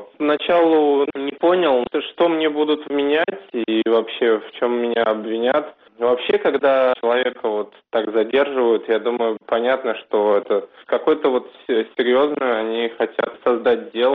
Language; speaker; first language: Russian; native; Russian